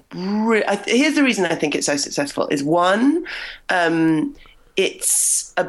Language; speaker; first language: English; native; English